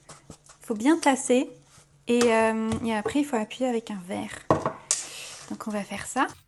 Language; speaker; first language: French; native; French